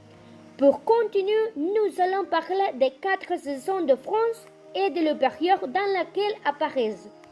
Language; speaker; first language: French; non-native, learner; Spanish